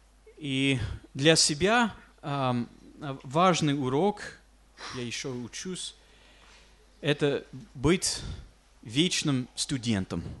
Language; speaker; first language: Russian; non-native, fluent; English